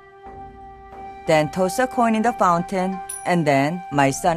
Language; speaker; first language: English; non-native, fluent; Korean